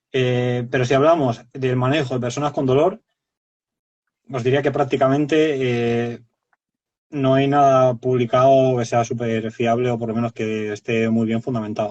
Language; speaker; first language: Spanish; native; Spanish